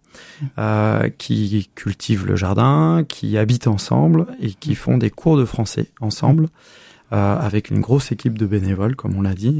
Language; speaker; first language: French; native; French